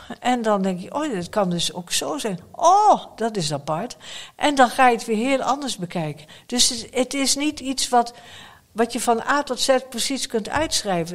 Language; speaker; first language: Dutch; native; Dutch